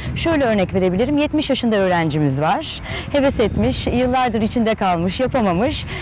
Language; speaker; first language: Turkish; native; Turkish